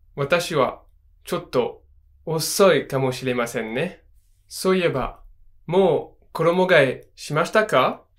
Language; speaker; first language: Japanese; non-native, fluent; French